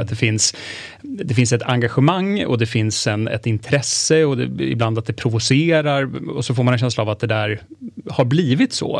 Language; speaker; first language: Swedish; native; Swedish